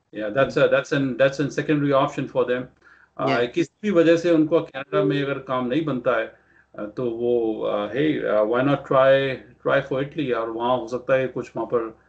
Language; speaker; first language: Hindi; non-native, local second language; Punjabi